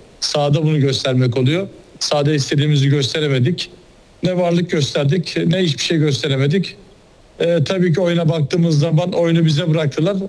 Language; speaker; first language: Turkish; native; Turkish